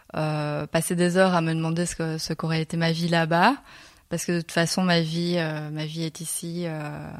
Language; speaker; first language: French; native; French